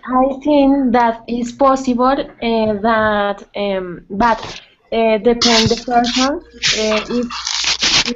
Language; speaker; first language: English; non-native, learner; Spanish